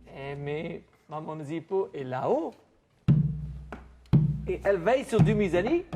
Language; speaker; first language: French; native; French